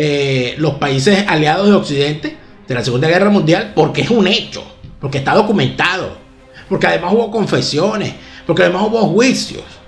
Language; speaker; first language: Spanish; native; Spanish